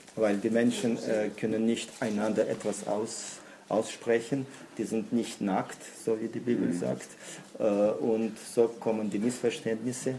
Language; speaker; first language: German; non-native, fluent; Russian